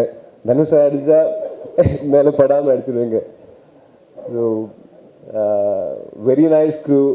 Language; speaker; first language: Tamil; non-native, learner; Malayalam